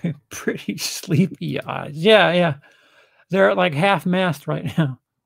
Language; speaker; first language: English; native; English